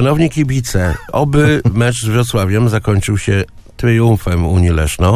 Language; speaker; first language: Polish; native; Polish